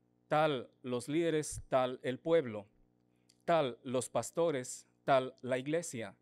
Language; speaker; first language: Spanish; native; Spanish